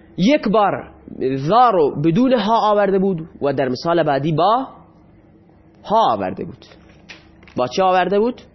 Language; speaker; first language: Persian; non-native, local second language; Baluchi